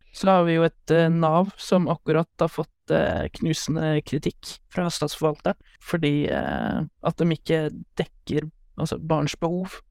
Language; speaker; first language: Norwegian; native; Norwegian